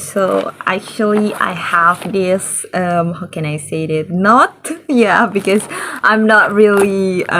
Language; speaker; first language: English; non-native, learner; Indonesian